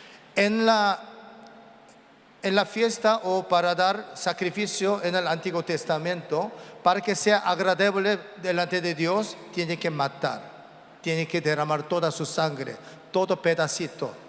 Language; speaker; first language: Spanish; non-native, learner; Korean